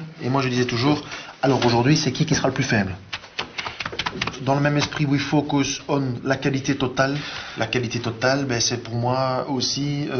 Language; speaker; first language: French; native; French